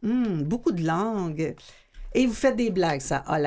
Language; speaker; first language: French; native; French